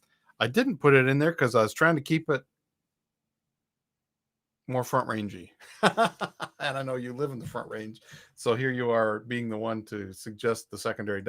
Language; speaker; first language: English; native; English